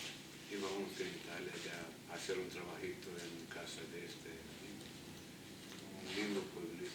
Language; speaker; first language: Spanish; non-native, fluent; Italian